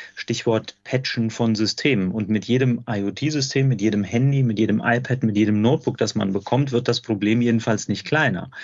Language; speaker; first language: German; native; German